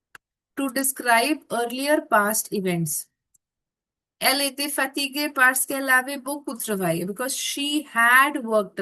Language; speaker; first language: French; non-native, fluent; Hindi